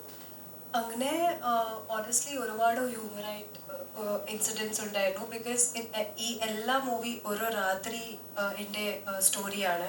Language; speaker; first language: Malayalam; early bilingual, heritage; Malayalam